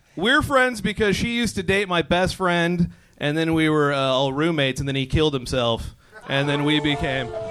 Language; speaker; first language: English; native; English